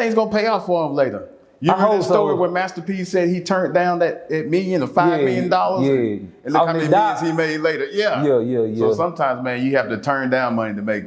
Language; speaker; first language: English; native; English